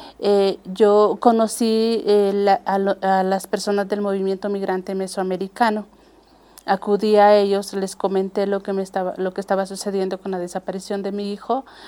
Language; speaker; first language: Spanish; native; Spanish